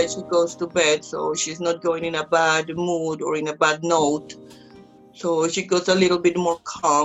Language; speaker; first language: English; non-native, fluent; Spanish